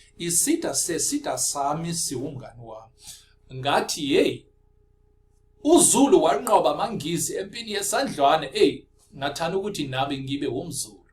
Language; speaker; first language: Zulu; non-native, local second language; Afrikaans